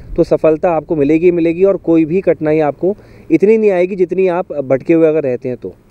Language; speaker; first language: Hindi; native; Hindi